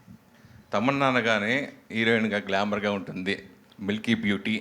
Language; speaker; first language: Telugu; native; Telugu